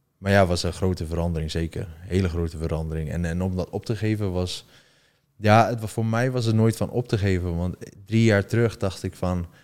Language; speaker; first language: Dutch; early bilingual, heritage; Dutch